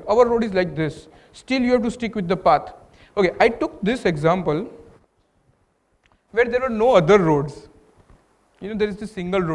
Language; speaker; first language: English; non-native, local second language; Gujarati